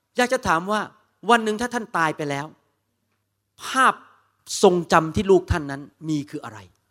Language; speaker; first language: Thai; native; Thai